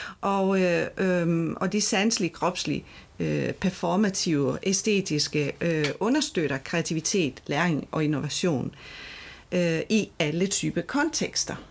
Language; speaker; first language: Danish; non-native, fluent; Italian